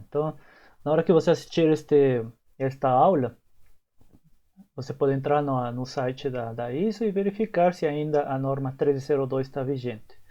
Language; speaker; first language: Portuguese; native; Portuguese